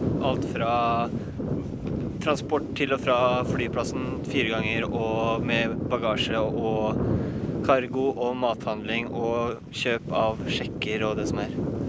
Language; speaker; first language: Norwegian; native; Norwegian